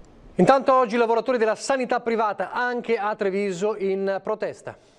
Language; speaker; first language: Italian; native; Italian